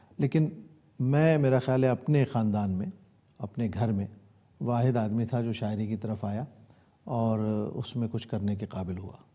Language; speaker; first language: Urdu; native; Urdu